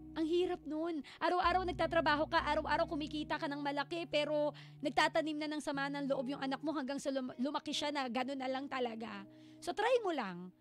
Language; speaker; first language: Filipino; native; Filipino